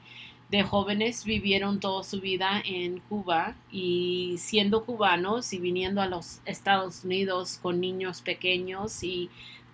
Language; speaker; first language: Spanish; early bilingual, other home language; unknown